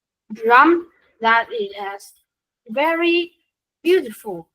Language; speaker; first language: English; non-native, learner; Vietnamese